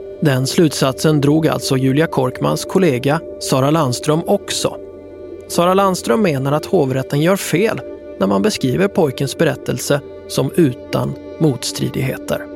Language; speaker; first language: Swedish; native; Swedish